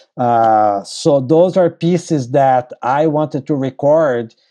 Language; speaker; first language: English; non-native, fluent; Portuguese